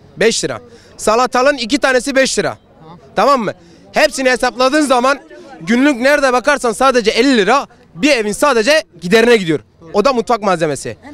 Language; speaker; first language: Turkish; non-native, local second language; Kurdish